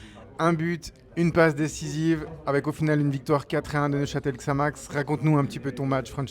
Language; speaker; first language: French; native; French